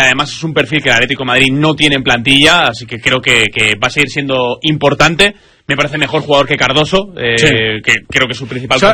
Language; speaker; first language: Spanish; native; Spanish